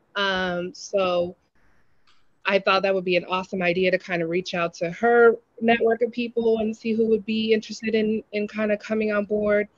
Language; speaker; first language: English; native; English